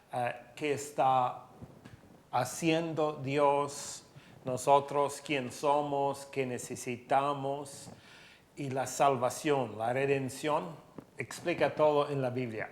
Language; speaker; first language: Spanish; non-native, fluent; English